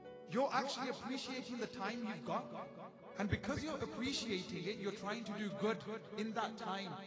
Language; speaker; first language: English; early bilingual, other home language; Punjabi